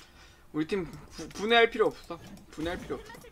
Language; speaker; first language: Korean; native; Korean